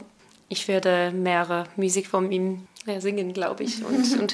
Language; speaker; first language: German; non-native, learner; English